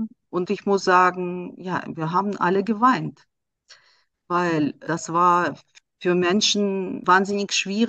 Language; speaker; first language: German; non-native, fluent; Russian